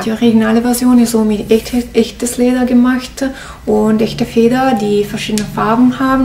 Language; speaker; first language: German; non-native, learner; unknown